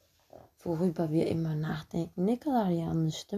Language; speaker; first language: German; early bilingual, other home language; Turkish